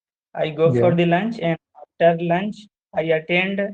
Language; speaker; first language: English; non-native, learner; Hindi